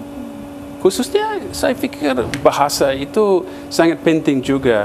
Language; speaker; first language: Indonesian; non-native, fluent; English